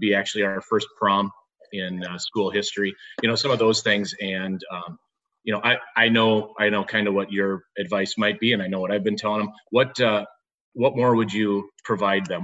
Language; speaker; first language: English; native; English